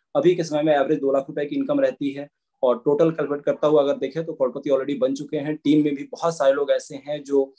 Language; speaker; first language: Hindi; native; Hindi